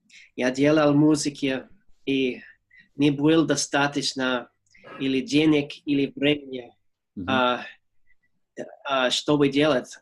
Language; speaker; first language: Russian; non-native, learner; English